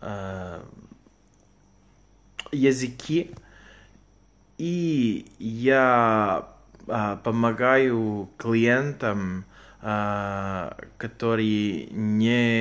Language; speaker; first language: Russian; non-native, learner; Spanish